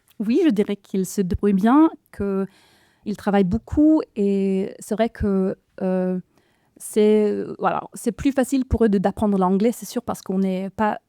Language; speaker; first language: French; non-native, fluent; Norwegian